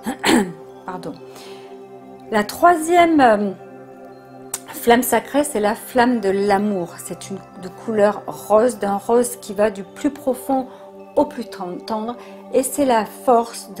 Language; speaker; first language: French; native; French